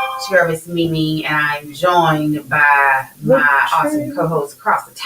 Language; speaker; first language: English; native; English